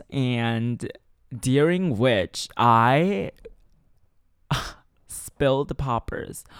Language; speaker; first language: English; non-native, fluent; Chinese